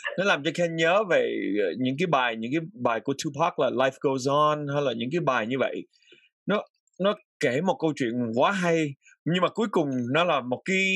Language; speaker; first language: Vietnamese; early bilingual, heritage; Vietnamese